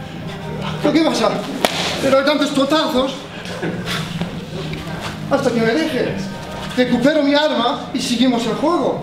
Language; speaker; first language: Spanish; non-native, fluent; German